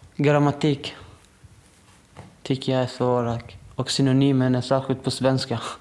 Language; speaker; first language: Swedish; non-native, learner; Persian